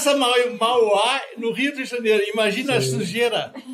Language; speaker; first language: Portuguese; non-native, fluent; German